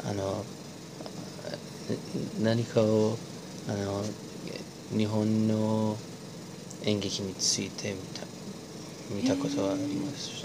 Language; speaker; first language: Japanese; non-native, learner; Persian